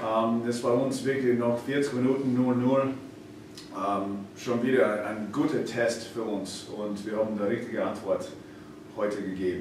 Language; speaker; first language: German; non-native, fluent; English